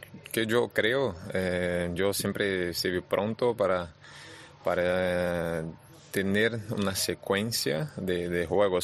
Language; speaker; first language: Spanish; non-native, fluent; Portuguese